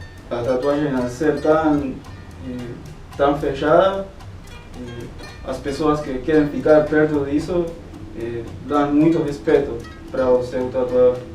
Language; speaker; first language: Portuguese; non-native, fluent; Spanish